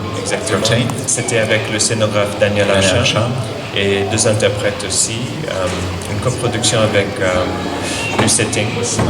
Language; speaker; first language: French; non-native, fluent; English